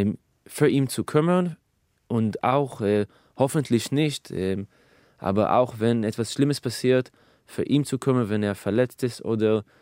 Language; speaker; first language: German; non-native, fluent; Hebrew